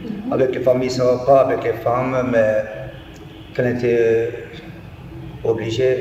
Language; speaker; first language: French; non-native, learner; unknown